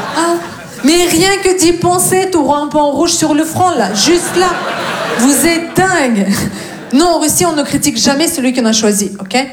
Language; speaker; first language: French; non-native, fluent; Russian